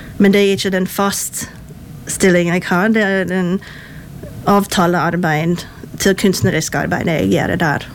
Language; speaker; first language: Norwegian; non-native, fluent; English